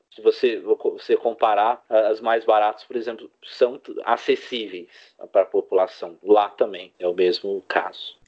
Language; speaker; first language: Portuguese; early bilingual, heritage; Portuguese